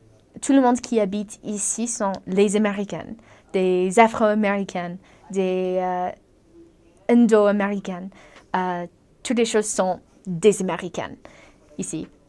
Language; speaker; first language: French; non-native, fluent; English